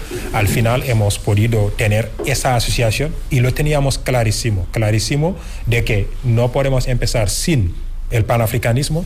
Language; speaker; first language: Spanish; non-native, fluent; Wolof